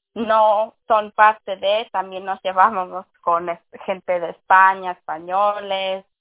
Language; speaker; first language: Spanish; early bilingual, heritage; English